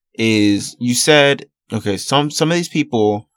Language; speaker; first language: English; early bilingual, other home language; Yoruba